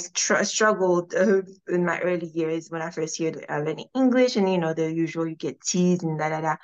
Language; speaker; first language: English; non-native, fluent; French